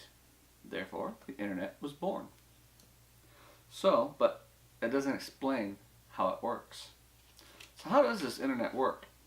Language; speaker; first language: English; native; English